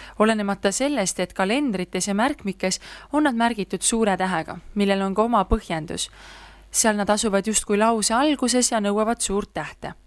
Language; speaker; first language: Estonian; native; Estonian